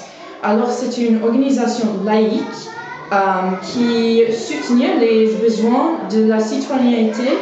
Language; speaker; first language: French; non-native, fluent; English